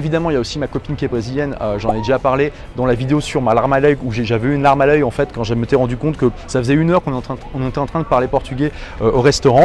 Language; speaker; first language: French; native; French